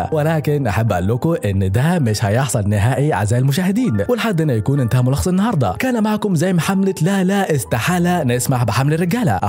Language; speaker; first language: Arabic; native; Arabic